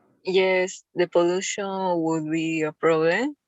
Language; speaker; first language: English; non-native, learner; Spanish